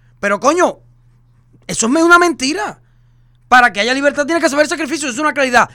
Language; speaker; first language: Spanish; native; Spanish